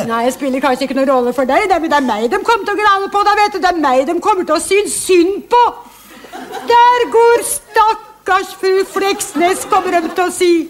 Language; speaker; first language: Norwegian; native; Norwegian